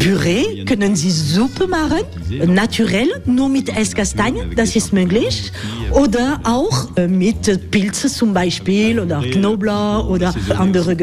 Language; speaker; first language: German; non-native, learner; French